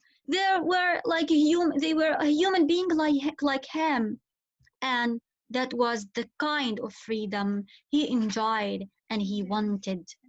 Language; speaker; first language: English; non-native, fluent; Arabic